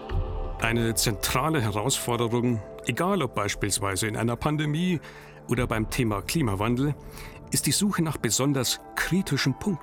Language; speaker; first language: German; native; German